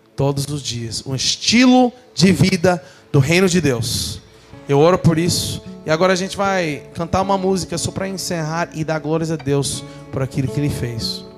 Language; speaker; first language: Portuguese; non-native, fluent; English